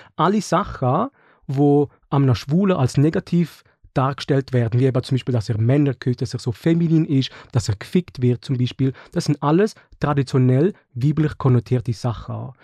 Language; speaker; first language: German; early bilingual, other home language; Serbian